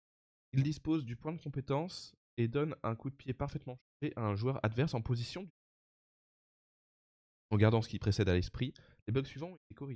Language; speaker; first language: French; native; French